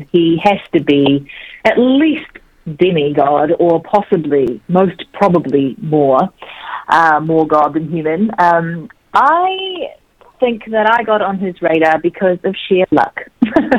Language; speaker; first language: English; native; English